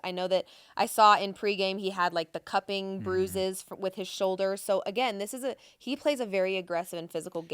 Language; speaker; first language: English; native; English